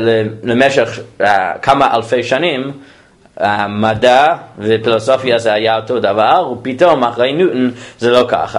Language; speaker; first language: Hebrew; non-native, fluent; English